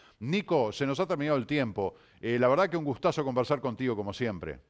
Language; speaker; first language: Spanish; native; Spanish